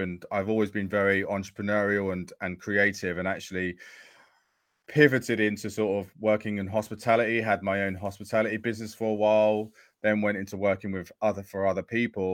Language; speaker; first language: English; native; English